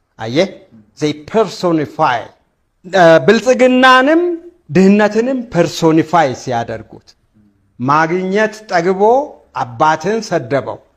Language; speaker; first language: Amharic; non-native, local second language; Wolaytta